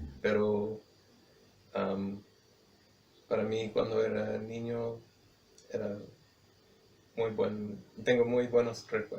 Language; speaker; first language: Spanish; non-native, fluent; English